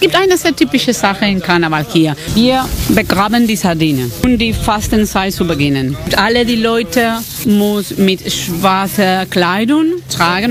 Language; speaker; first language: German; non-native, fluent; Catalan